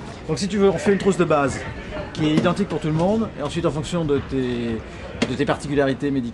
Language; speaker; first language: French; native; French